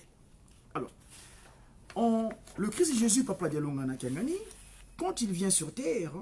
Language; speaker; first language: French; non-native, local second language; Kongo